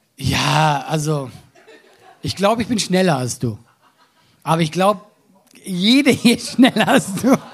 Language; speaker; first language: German; native; German